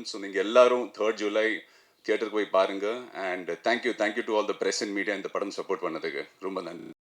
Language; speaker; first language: Tamil; non-native, fluent; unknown